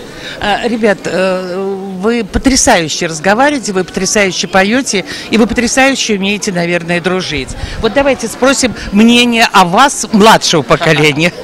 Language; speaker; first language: Russian; native; Russian